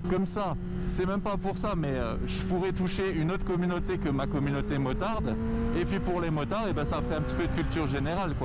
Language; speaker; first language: French; native; French